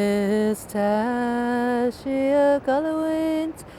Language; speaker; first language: Irish; non-native, fluent; English